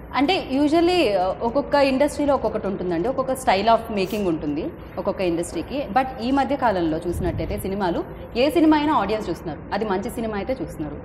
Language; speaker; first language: Telugu; native; Telugu